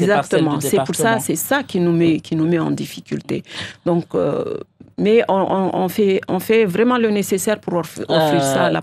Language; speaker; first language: French; non-native, local second language; Comorian